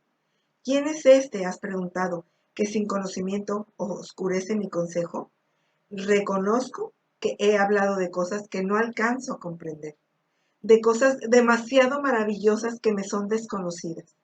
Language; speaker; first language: Spanish; native; Spanish